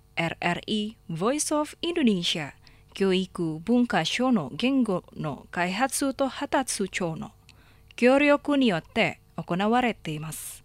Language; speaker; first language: Japanese; non-native, fluent; Indonesian